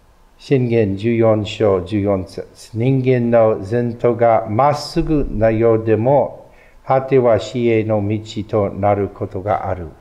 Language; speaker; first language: Japanese; non-native, fluent; English